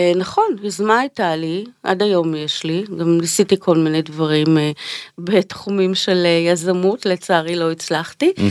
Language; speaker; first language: Hebrew; native; Hebrew